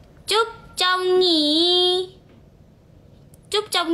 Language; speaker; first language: Vietnamese; non-native, learner; Indonesian